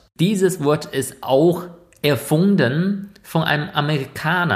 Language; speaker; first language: German; non-native, fluent; Chinese